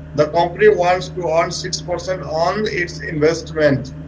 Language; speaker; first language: English; non-native, local second language; Nepali